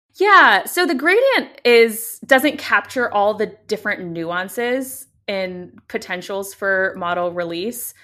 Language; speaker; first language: English; native; English